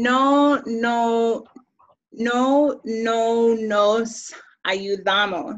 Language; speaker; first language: Spanish; non-native, fluent; English